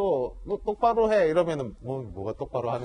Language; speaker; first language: Korean; native; Korean